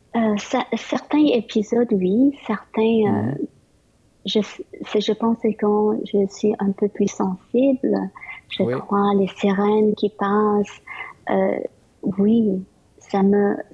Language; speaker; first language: French; early bilingual, other home language; Vietnamese